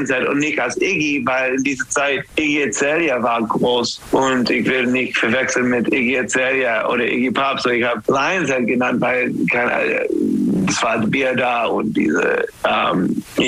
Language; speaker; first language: German; non-native, learner; English